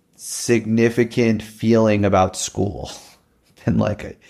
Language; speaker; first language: English; native; English